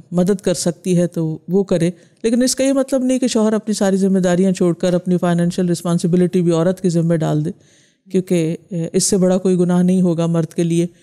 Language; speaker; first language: Urdu; native; Urdu